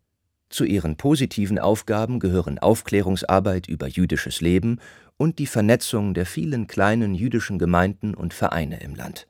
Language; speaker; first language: German; native; German